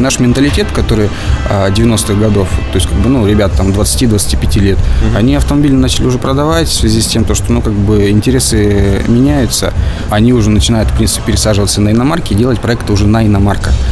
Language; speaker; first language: Russian; native; Russian